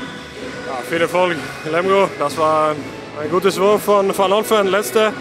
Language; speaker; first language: German; non-native, learner; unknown